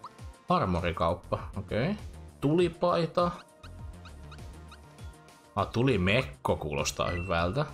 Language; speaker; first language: Finnish; native; Finnish